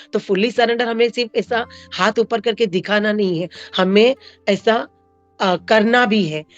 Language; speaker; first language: Hindi; non-native, local second language; Marathi